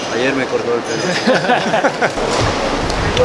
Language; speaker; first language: Spanish; non-native, fluent; Swedish